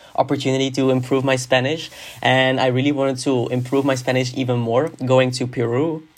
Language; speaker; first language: English; non-native, fluent; Dutch